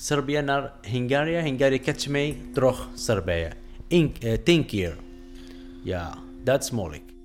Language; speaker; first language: Dutch; non-native, learner; Arabic